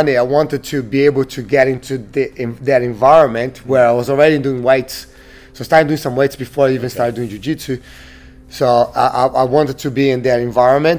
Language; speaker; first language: English; non-native, fluent; Portuguese